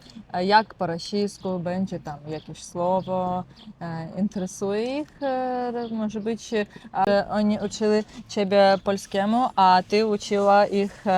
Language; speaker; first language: Polish; non-native, learner; Russian